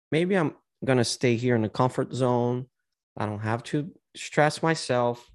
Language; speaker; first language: English; non-native, fluent; Portuguese